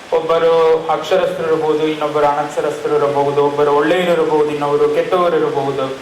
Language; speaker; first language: Kannada; non-native, local second language; Tamil